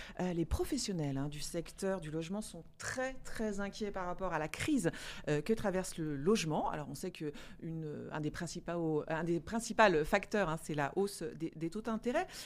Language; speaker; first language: French; native; French